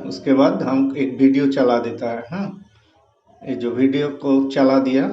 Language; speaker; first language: Hindi; non-native, local second language; Bangla